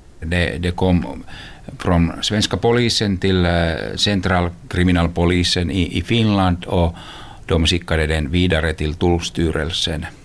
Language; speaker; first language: Swedish; non-native, local second language; Finnish